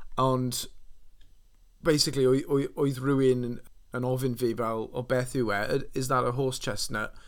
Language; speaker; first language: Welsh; non-native, local second language; English